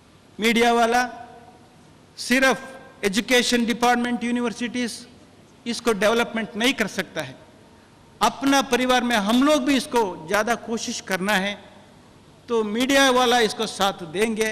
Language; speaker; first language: Hindi; non-native, local second language; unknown